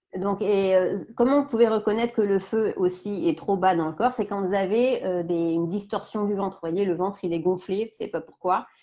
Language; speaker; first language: French; native; French